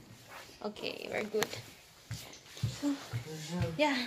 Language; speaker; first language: English; non-native, fluent; Filipino